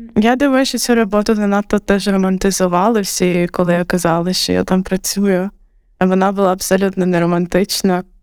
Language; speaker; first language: Ukrainian; non-native, local second language; Russian